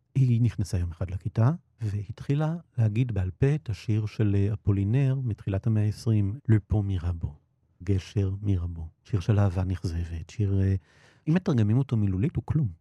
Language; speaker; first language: Hebrew; native; Hebrew